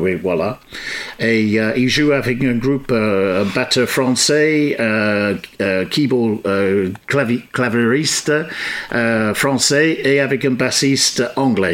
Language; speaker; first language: French; non-native, fluent; English